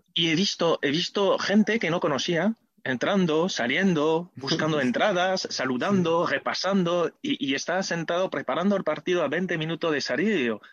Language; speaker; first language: Spanish; non-native, fluent; French